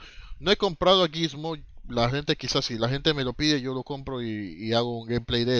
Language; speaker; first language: Spanish; native; Spanish